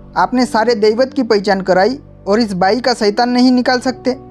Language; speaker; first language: Hindi; non-native, local second language; Marathi